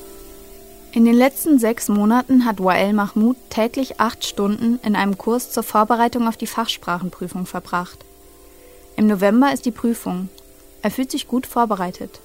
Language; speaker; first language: German; native; German